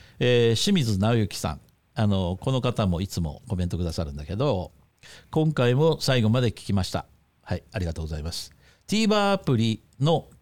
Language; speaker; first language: Japanese; native; Japanese